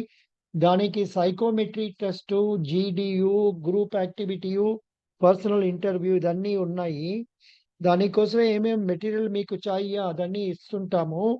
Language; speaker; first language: Telugu; non-native, local second language; Tamil